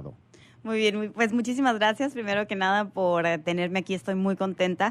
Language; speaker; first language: Spanish; native; Spanish